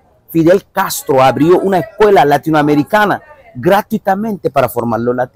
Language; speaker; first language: Spanish; non-native, fluent; Bambara